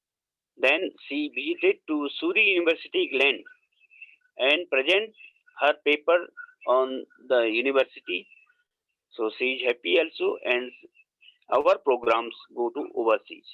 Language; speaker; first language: English; non-native, learner; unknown